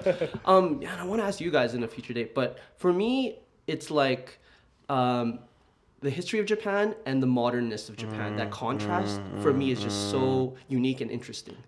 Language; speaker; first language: English; native; English